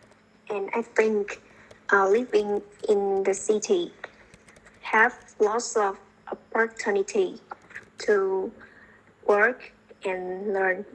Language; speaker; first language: English; non-native, learner; Vietnamese